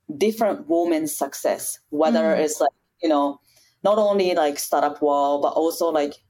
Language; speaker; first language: English; non-native, fluent; Japanese